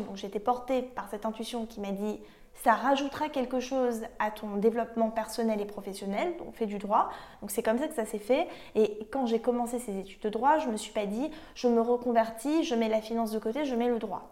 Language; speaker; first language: French; native; French